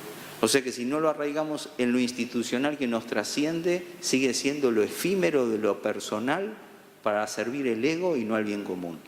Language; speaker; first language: Spanish; native; Spanish